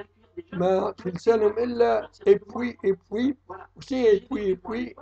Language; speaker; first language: Arabic; native; Arabic